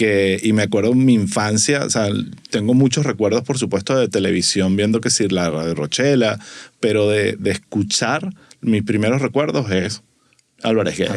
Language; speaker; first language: Spanish; native; Spanish